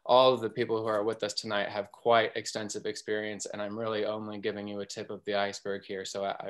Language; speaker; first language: English; native; English